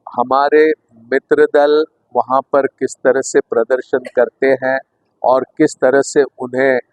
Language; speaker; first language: Hindi; non-native, local second language; Marathi